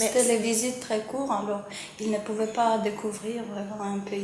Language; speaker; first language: French; non-native, fluent; Ukrainian